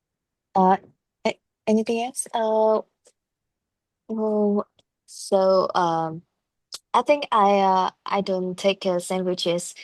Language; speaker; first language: English; non-native, learner; Vietnamese